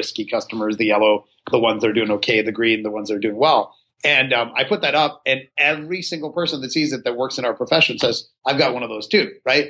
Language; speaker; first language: English; native; English